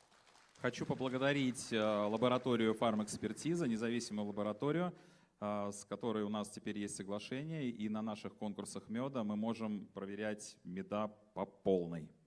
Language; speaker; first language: Russian; native; Russian